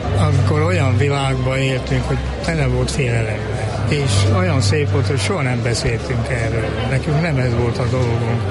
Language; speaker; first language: Hungarian; native; Hungarian